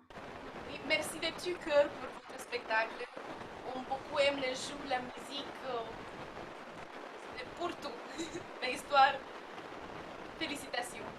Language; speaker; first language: French; non-native, learner; Romanian